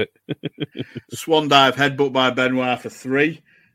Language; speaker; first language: English; native; English